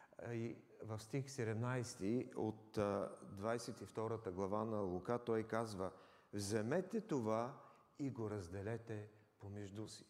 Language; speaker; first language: Bulgarian; native; Bulgarian